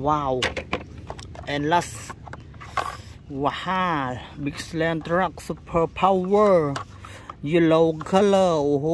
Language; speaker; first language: English; non-native, learner; Indonesian